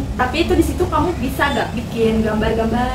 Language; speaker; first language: Indonesian; native; Indonesian